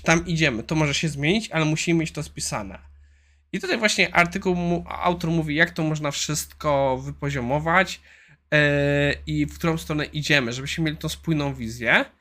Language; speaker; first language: Polish; native; Polish